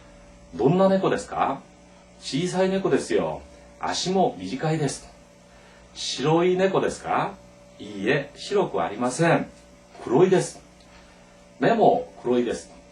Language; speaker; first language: Japanese; non-native, fluent; Korean